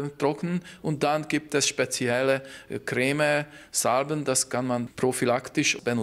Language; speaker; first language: German; non-native, fluent; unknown